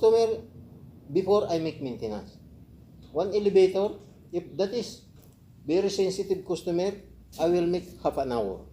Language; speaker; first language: English; non-native, local second language; Filipino